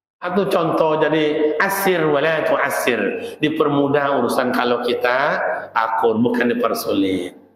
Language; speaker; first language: Malay; native; Malay